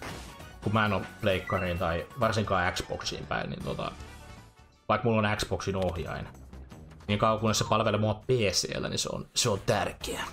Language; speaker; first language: Finnish; native; Finnish